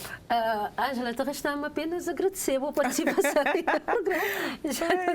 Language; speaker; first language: Portuguese; non-native, local second language; Kabuverdianu